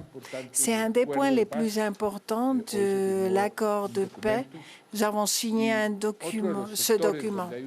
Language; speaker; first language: French; non-native, fluent; Spanish